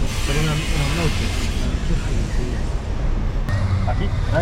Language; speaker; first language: Spanish; non-native, learner; English